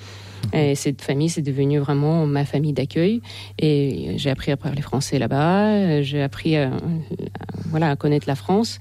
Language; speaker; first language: French; non-native, fluent; Russian